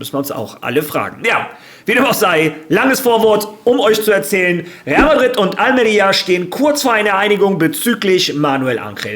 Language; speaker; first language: German; native; German